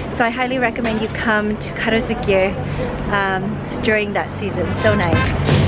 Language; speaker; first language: English; native; English